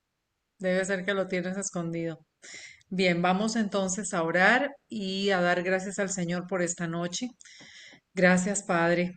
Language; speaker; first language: Spanish; native; Spanish